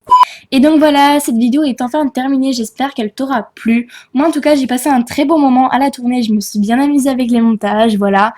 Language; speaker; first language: French; native; French